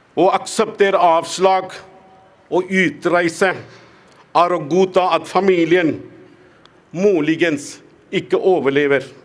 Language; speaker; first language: Norwegian; non-native, fluent; Tamil